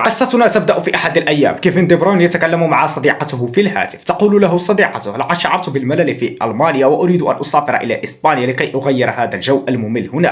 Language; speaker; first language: Arabic; native; Arabic